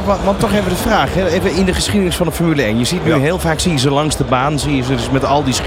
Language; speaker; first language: Dutch; native; Dutch